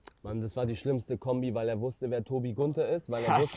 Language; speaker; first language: German; native; German